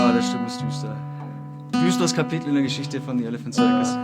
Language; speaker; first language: German; native; German